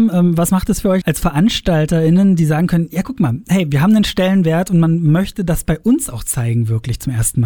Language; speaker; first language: German; native; German